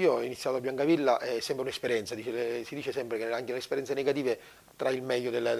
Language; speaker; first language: Italian; native; Italian